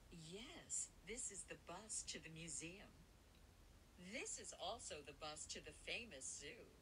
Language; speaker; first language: English; non-native, learner; Japanese